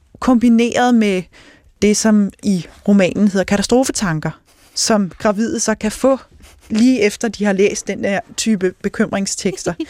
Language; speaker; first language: Danish; native; Danish